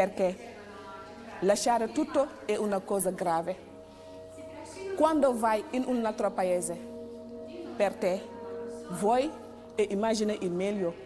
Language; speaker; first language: Italian; non-native, learner; Wolof